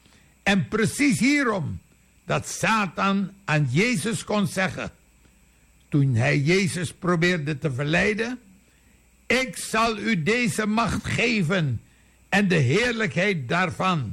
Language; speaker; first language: Dutch; native; Dutch